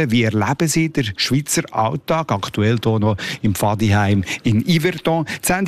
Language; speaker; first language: German; native; German